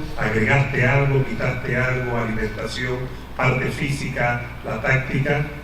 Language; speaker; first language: Spanish; native; Spanish